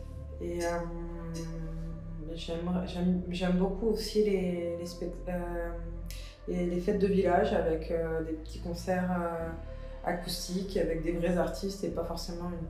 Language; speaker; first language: French; early bilingual, other home language; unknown